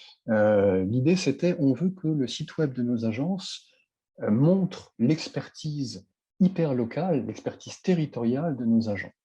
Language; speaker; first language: French; native; French